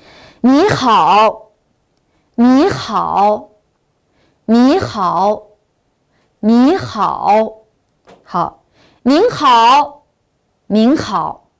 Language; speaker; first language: Chinese; non-native, local second language; Uyghur